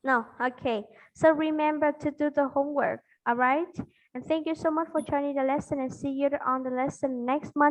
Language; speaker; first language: English; non-native, fluent; Vietnamese